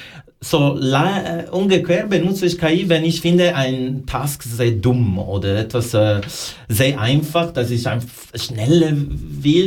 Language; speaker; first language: German; non-native, fluent; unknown